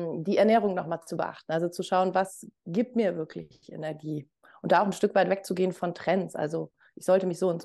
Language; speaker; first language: German; native; German